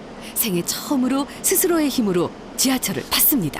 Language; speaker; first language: Korean; native; Korean